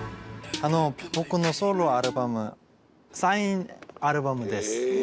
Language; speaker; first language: Japanese; non-native, learner; Korean